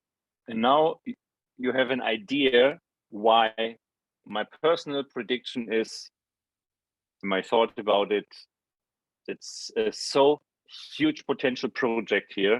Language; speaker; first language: English; non-native, fluent; German